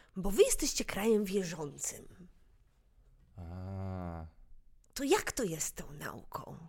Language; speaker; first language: Polish; native; Polish